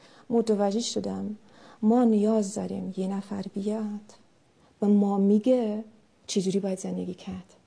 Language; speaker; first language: Persian; non-native, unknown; German